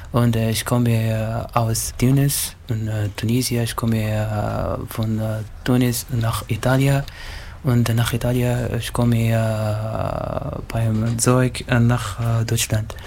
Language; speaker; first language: German; non-native, learner; Arabic